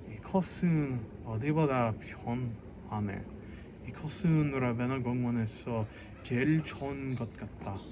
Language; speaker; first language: Korean; non-native, learner; English